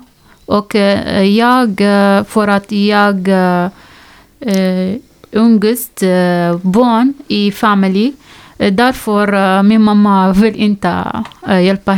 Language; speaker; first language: Swedish; non-native, learner; Arabic